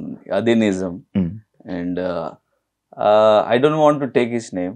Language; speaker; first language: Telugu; non-native, learner; Hindi